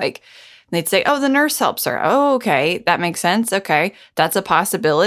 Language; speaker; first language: English; native; English